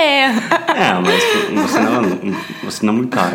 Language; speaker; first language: Portuguese; non-native, fluent; English